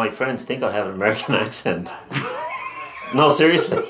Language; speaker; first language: English; non-native, local second language; Irish